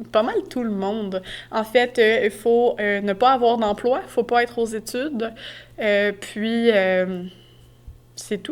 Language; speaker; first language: French; native; French